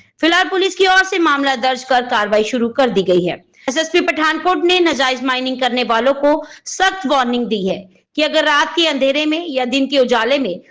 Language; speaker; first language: Hindi; non-native, local second language; Punjabi